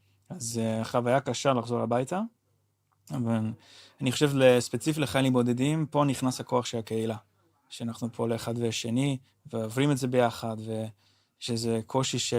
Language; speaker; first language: Hebrew; non-native, fluent; Dutch